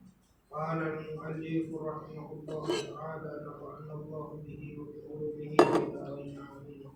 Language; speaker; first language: Arabic; non-native, learner; Indonesian